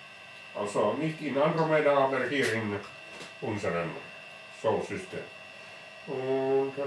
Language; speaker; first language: German; non-native, learner; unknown